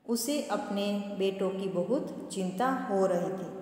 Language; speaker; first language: Hindi; non-native, local second language; Gujarati